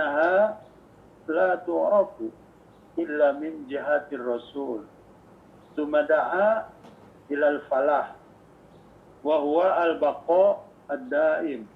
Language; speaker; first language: Arabic; non-native, fluent; Indonesian